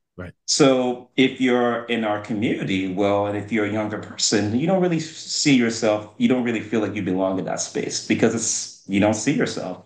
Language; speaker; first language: English; non-native, local second language; Yoruba